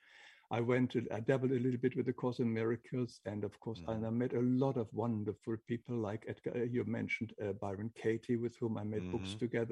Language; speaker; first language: English; non-native, fluent; German